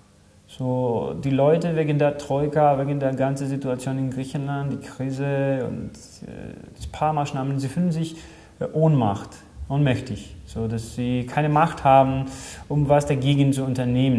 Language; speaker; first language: German; non-native, fluent; Greek